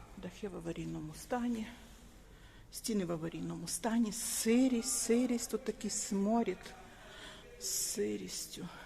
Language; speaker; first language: Ukrainian; native; Ukrainian